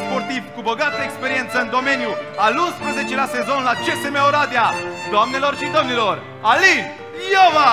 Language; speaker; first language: Romanian; native; Romanian